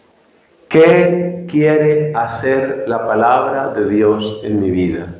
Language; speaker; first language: Spanish; native; Spanish